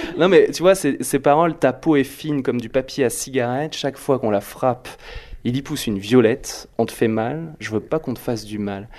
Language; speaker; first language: French; native; French